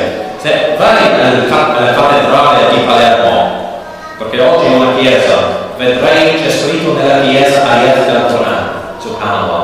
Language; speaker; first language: Italian; non-native, learner; English